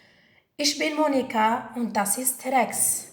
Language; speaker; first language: German; non-native, learner; Arabic